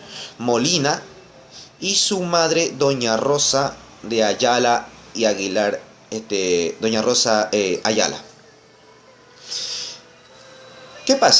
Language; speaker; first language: Spanish; native; Spanish